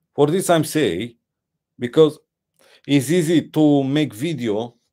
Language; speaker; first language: English; non-native, learner; Romanian